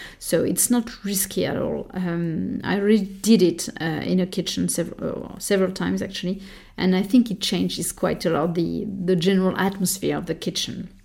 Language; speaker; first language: English; non-native, fluent; French